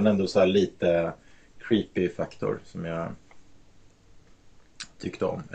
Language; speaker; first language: Swedish; native; Swedish